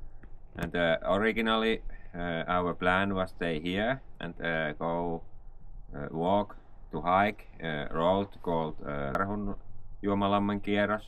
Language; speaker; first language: English; non-native, learner; Finnish